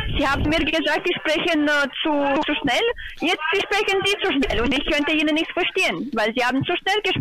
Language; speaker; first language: German; non-native, learner; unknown